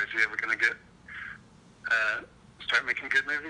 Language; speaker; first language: English; native; English